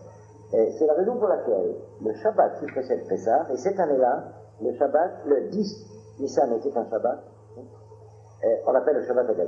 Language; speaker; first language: French; native; French